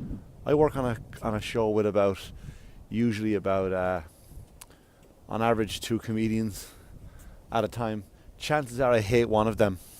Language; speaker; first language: English; native; English